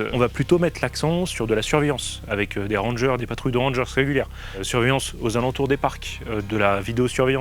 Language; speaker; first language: French; native; French